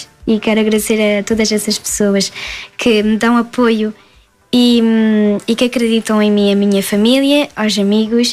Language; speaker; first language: Portuguese; early bilingual, heritage; French